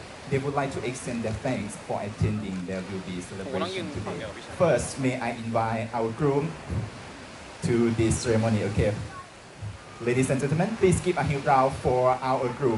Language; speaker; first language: English; non-native, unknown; Thai